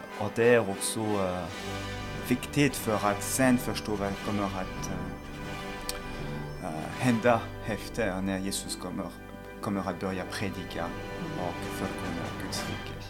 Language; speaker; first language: Swedish; non-native, fluent; French